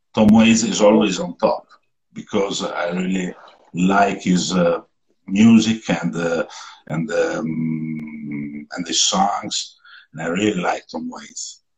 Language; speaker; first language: English; non-native, learner; Italian